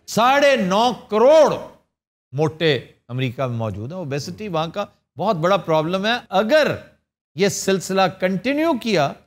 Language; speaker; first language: Urdu; native; Urdu